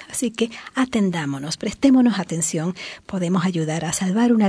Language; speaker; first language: Spanish; native; Spanish